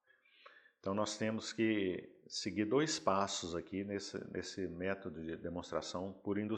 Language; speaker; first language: Portuguese; native; Portuguese